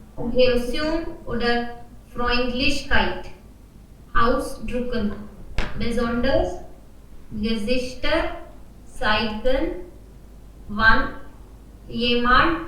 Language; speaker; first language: German; non-native, learner; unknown